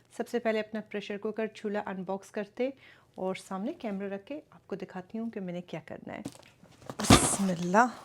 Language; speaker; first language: Urdu; early bilingual, other home language; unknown